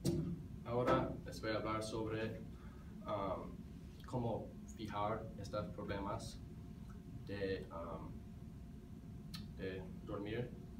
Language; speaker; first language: Spanish; non-native, learner; English